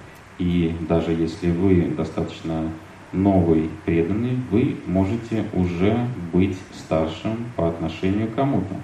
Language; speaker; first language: Russian; native; Russian